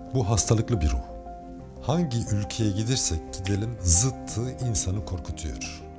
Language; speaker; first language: Turkish; early bilingual, heritage; Turkish